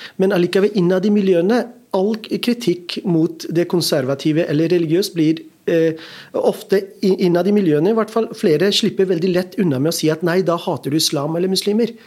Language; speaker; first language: Norwegian; early bilingual, other home language; Urdu